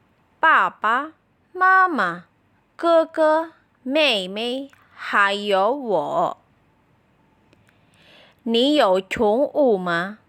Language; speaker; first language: Chinese; non-native, fluent; Indonesian